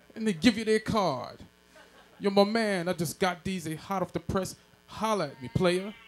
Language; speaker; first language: English; native; English